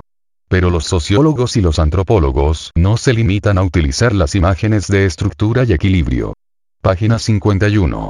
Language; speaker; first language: Spanish; native; Spanish